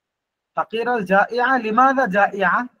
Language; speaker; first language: Arabic; non-native, learner; Bangla